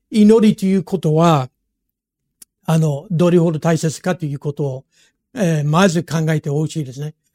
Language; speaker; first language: Japanese; non-native, fluent; English